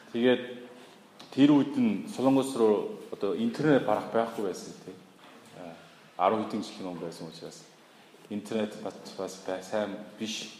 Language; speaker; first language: Mongolian; non-native, fluent; Korean